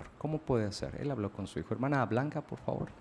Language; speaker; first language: Spanish; native; Spanish